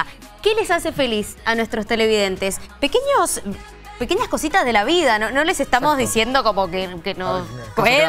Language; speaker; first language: Spanish; native; Spanish